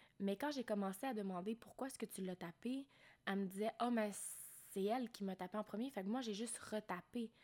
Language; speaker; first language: French; native; French